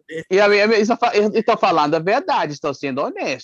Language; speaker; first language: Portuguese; non-native, fluent; English